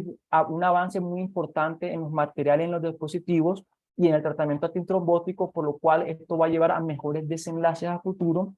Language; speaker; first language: Spanish; native; Spanish